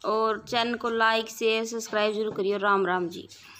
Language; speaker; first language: Hindi; native; Hindi